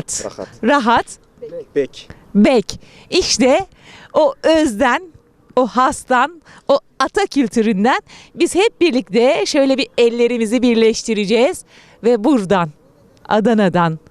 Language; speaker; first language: Turkish; native; Turkish